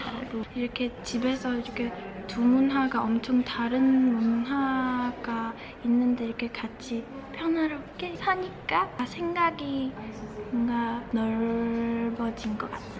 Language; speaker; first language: Korean; early bilingual, heritage; Czech